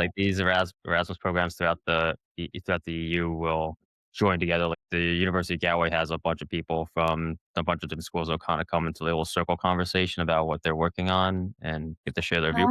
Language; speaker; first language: English; native; English